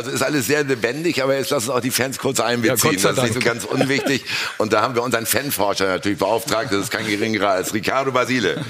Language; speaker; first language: German; native; German